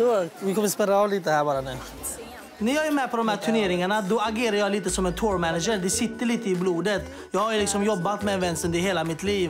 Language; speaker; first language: Swedish; native; Swedish